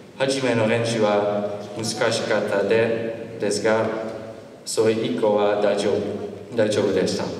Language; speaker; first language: Japanese; non-native, learner; Dutch